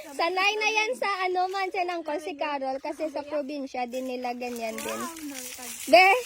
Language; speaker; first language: Filipino; non-native, local second language; Pangasinan